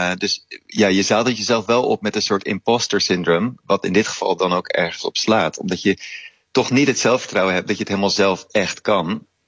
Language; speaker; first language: Dutch; native; Dutch